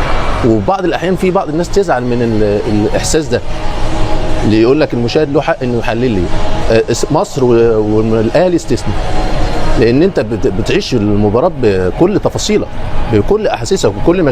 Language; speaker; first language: Arabic; native; Arabic